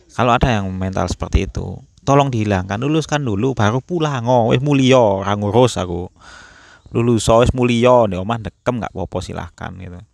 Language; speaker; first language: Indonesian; native; Indonesian